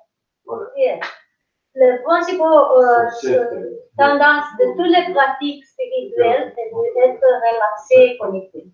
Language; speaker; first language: French; non-native, learner; English